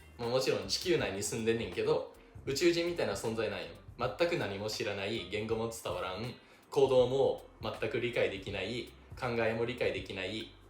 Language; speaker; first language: Japanese; non-native, fluent; English